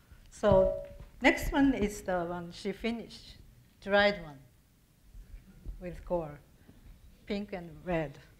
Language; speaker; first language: English; non-native, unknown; Japanese